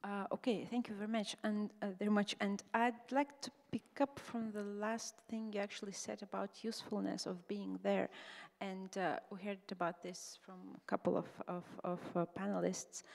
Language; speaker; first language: English; non-native, fluent; Lithuanian